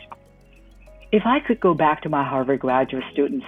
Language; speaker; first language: English; non-native, local second language; Cantonese